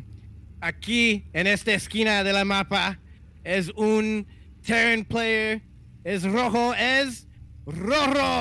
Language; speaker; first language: Spanish; non-native, learner; English